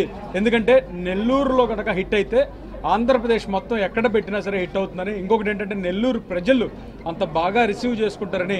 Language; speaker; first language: Telugu; native; Telugu